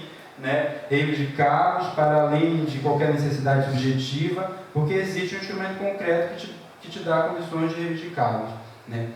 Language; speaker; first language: Portuguese; native; Portuguese